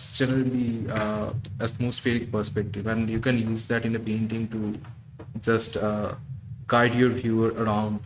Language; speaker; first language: English; non-native, local second language; Bangla